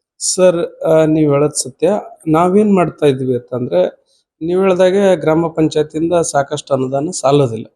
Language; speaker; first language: Kannada; native; Kannada